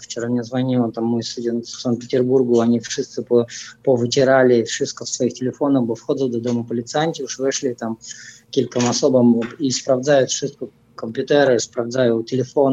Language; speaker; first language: Polish; non-native, fluent; Russian